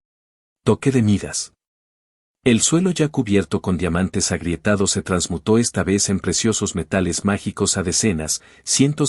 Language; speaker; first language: Spanish; native; Spanish